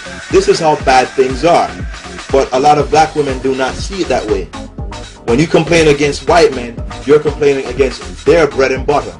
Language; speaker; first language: English; native; English